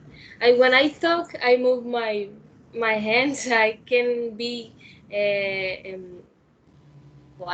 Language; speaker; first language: English; non-native, learner; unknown